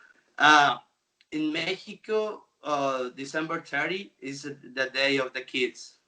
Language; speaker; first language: English; non-native, local second language; Spanish